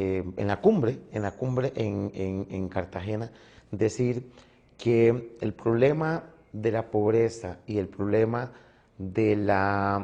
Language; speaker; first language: Spanish; native; Spanish